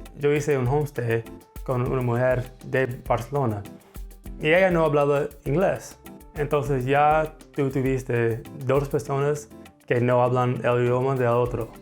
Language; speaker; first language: Spanish; non-native, fluent; English